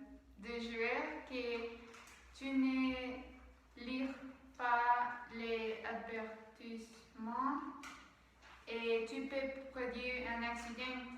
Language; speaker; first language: French; non-native, learner; Spanish